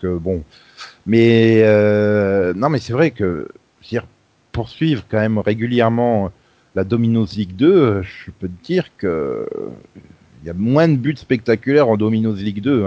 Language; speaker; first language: French; native; French